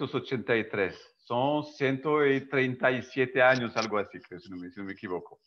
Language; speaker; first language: Spanish; non-native, fluent; French